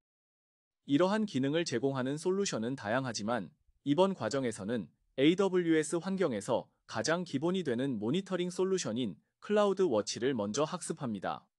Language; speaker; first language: Korean; native; Korean